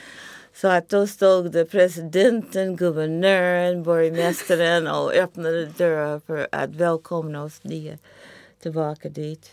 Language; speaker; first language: Swedish; non-native, fluent; English